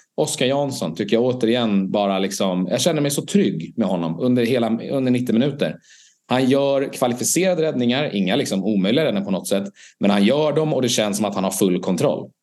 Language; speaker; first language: Swedish; native; Swedish